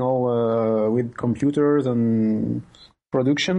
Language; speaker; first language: English; non-native, fluent; French